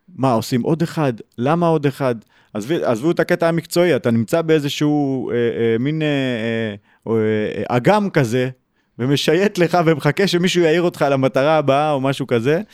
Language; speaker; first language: Hebrew; native; Hebrew